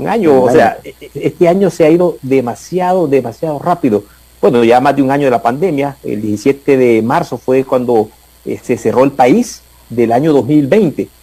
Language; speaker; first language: Spanish; native; Spanish